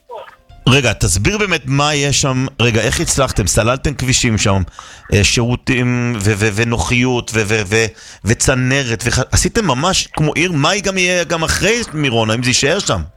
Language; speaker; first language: Hebrew; native; Hebrew